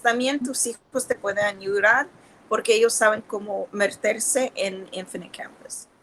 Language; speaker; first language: Spanish; early bilingual, heritage; Spanish